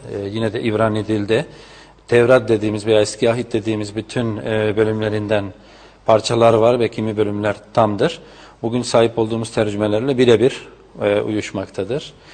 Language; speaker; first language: Turkish; non-native, fluent; Spanish